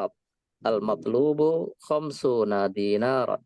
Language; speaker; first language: Arabic; non-native, learner; Indonesian